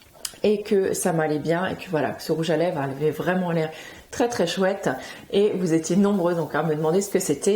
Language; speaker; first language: French; native; French